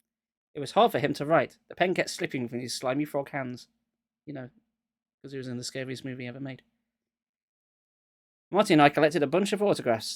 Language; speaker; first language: English; native; English